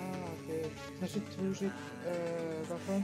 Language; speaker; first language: Russian; non-native, learner; French